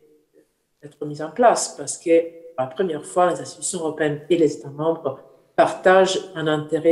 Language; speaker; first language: French; non-native, fluent; Italian